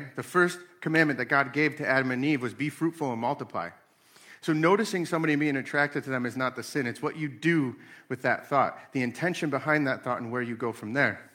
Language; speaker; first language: English; native; English